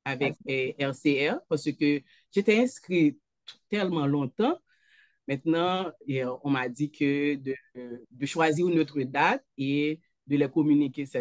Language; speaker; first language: French; non-native, local second language; Haitian Creole